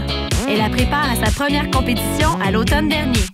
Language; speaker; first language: French; native; French